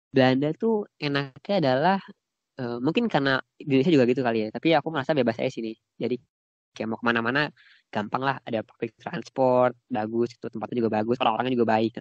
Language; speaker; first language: Indonesian; native; Indonesian